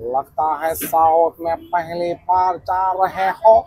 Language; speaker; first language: Hindi; non-native, local second language; Marathi